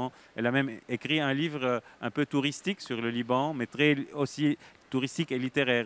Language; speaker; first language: French; native; French